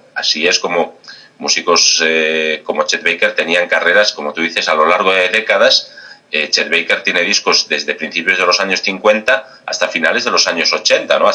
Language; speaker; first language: Spanish; native; Spanish